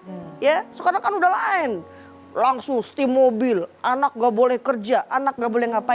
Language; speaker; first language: Indonesian; native; Indonesian